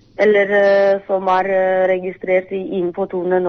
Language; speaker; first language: Norwegian; non-native, fluent; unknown